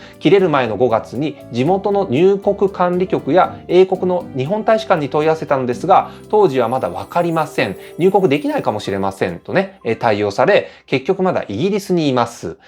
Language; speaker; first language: Japanese; native; Japanese